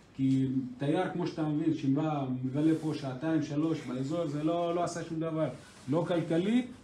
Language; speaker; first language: Hebrew; non-native, local second language; Arabic